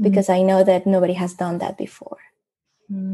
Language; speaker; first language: English; non-native, fluent; Spanish